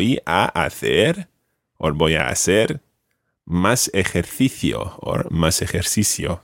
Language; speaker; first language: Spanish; non-native, fluent; English